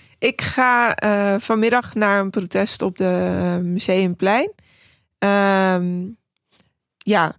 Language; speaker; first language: Dutch; early bilingual, other home language; Persian